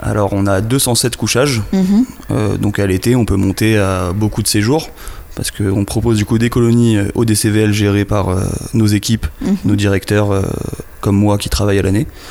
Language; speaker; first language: French; native; French